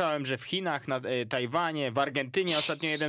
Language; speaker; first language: Polish; native; Polish